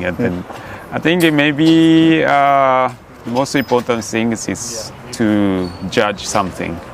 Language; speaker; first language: English; non-native, learner; Japanese